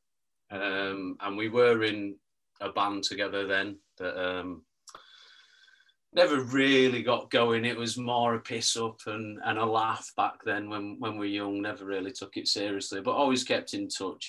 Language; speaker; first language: English; native; English